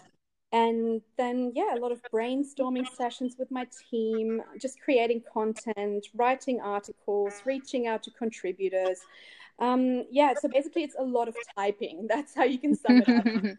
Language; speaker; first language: English; non-native, fluent; German